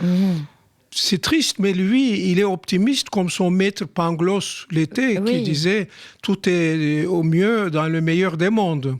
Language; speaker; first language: French; non-native, fluent; Turkish